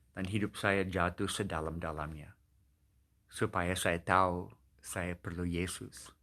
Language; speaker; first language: Indonesian; non-native, fluent; English